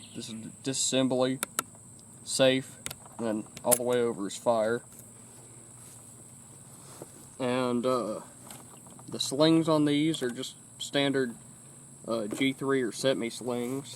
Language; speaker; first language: English; native; English